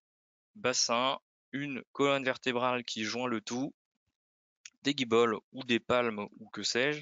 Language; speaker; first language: French; native; French